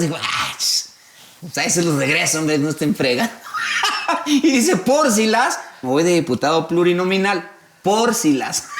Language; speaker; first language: Spanish; native; Spanish